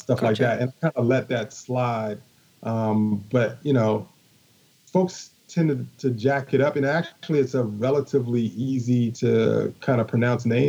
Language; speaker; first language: English; native; English